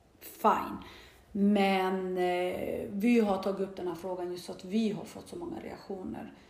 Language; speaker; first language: Swedish; early bilingual, other home language; Bosnian